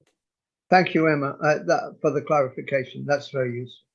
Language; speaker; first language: English; native; English